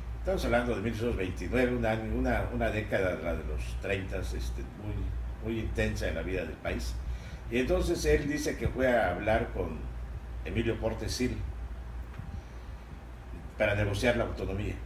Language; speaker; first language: Spanish; native; Spanish